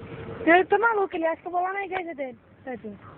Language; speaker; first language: Portuguese; native; Portuguese